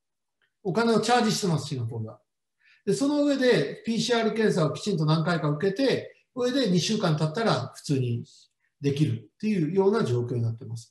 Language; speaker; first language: Japanese; native; Japanese